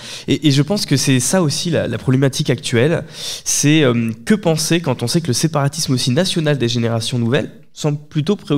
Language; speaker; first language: French; native; French